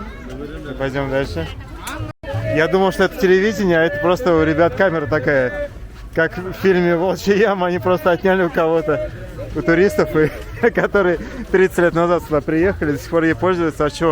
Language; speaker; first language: Russian; native; Russian